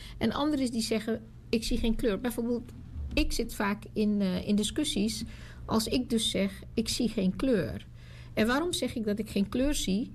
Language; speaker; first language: Dutch; native; Dutch